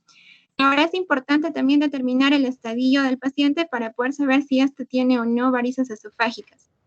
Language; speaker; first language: Spanish; native; Spanish